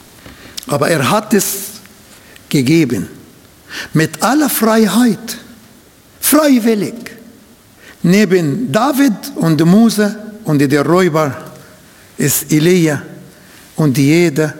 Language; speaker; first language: German; non-native, fluent; Arabic